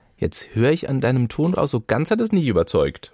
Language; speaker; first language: German; native; German